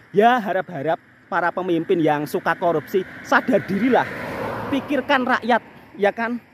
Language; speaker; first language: Indonesian; native; Indonesian